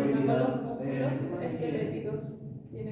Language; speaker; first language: Spanish; native; Spanish